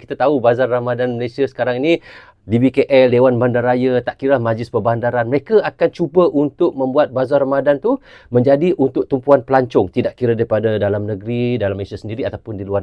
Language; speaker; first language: Malay; native; Malay